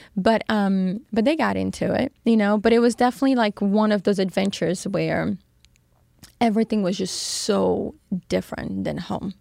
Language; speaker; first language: English; non-native, fluent; Portuguese